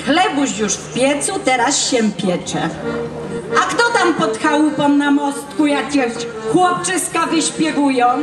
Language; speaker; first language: Polish; native; Polish